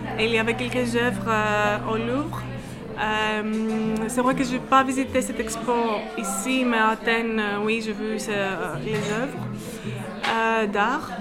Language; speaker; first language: French; non-native, fluent; Greek